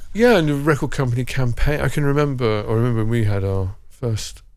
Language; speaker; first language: English; native; English